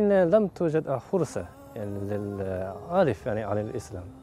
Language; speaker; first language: Arabic; non-native, learner; Japanese